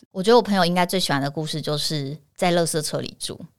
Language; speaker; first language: Chinese; native; Chinese